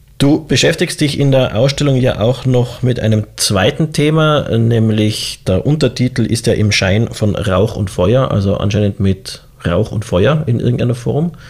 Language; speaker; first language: German; native; German